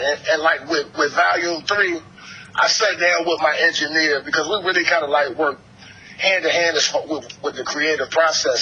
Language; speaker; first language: English; native; English